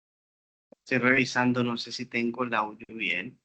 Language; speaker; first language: Spanish; native; Spanish